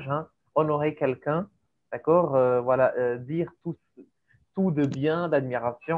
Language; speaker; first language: French; native; French